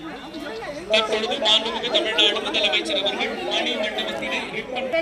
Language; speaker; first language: Tamil; native; Tamil